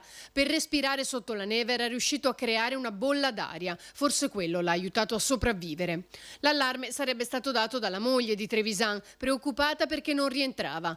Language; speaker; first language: Italian; native; Italian